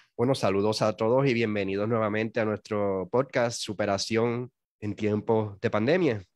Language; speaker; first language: Spanish; native; Spanish